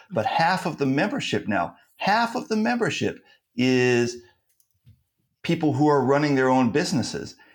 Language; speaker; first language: English; native; English